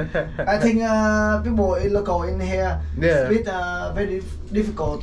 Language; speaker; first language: English; non-native, learner; Vietnamese